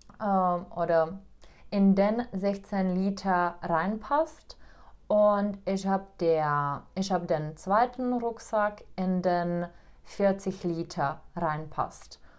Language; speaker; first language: German; non-native, fluent; Czech